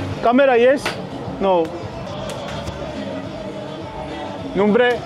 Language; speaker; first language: Spanish; non-native, learner; Georgian